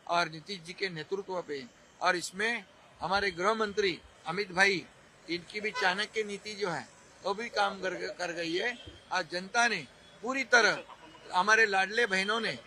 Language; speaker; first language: Hindi; non-native, local second language; Marathi